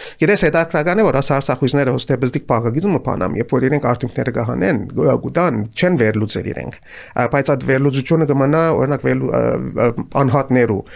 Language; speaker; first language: Armenian; native; Armenian